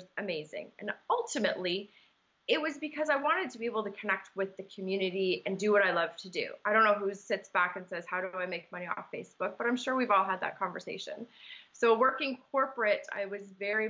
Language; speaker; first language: English; native; English